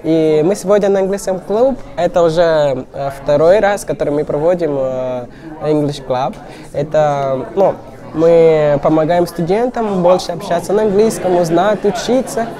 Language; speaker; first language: Russian; non-native, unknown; Portuguese